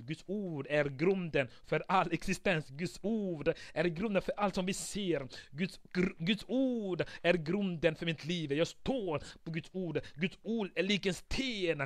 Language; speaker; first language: Swedish; non-native, fluent; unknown